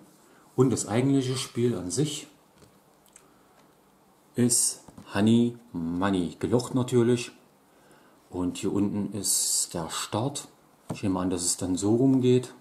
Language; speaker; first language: German; native; German